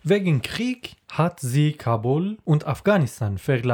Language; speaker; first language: German; non-native, learner; Persian